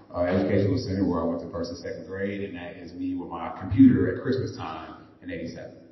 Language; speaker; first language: English; native; English